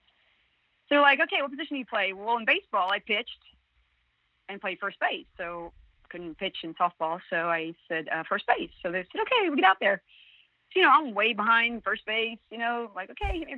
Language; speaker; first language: English; native; English